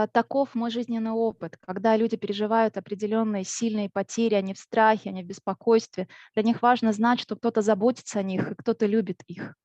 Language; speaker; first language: Russian; native; Russian